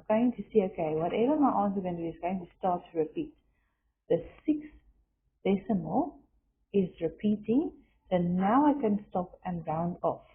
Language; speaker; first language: English; non-native, local second language; Afrikaans